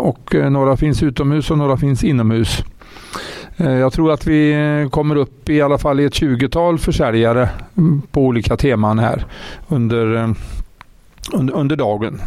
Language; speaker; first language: Swedish; native; Swedish